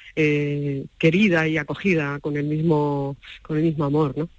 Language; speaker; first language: Spanish; native; Spanish